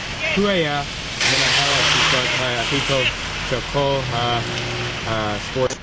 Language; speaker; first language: Hebrew; non-native, learner; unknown